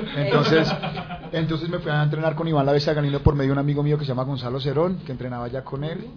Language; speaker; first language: Spanish; native; Spanish